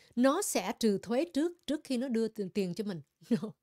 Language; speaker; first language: Vietnamese; native; Vietnamese